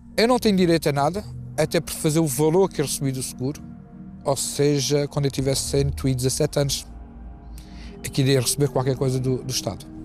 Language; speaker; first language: Portuguese; native; Portuguese